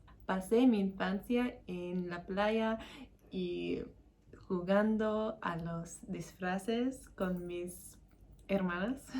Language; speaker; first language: Spanish; non-native, learner; English